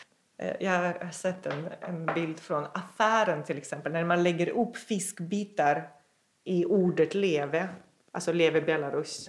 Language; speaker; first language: Swedish; non-native, fluent; Russian